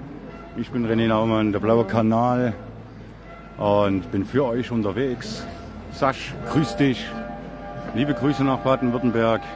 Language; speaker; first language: German; native; German